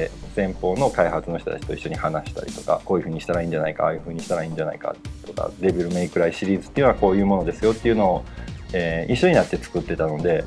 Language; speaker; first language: Japanese; native; Japanese